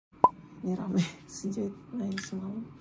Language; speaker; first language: Indonesian; native; Indonesian